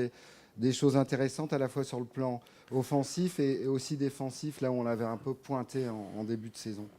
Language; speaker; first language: French; native; French